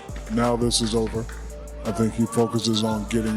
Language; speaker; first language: English; native; English